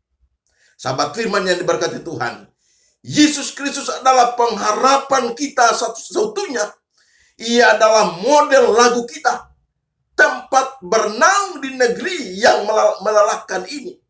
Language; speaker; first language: Indonesian; native; Indonesian